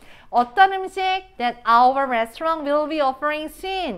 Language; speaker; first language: English; non-native, fluent; Korean